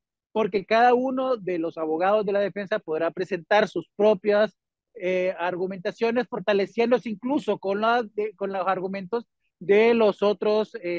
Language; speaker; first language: Spanish; native; Spanish